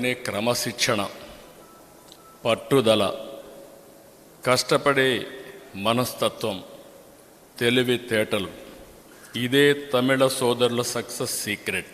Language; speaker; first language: Telugu; native; Telugu